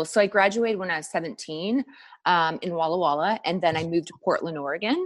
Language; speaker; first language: English; native; English